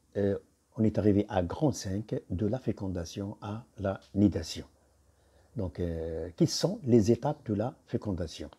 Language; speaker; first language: French; non-native, local second language; Arabic